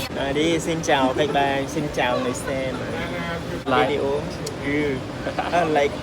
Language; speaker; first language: Vietnamese; non-native, learner; Khmer